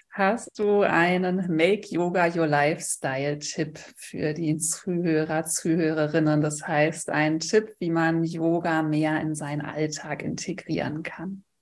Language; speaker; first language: German; native; German